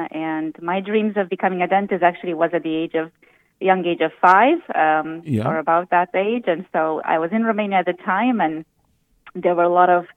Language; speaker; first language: English; early bilingual, other home language; Romanian